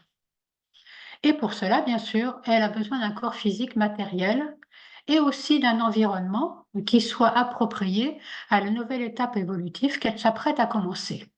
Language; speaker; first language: French; native; French